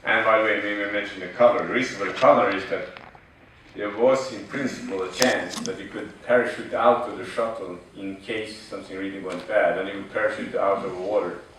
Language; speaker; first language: English; non-native, fluent; Swedish